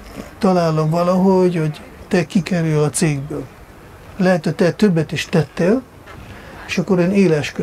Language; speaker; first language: Hungarian; non-native, fluent; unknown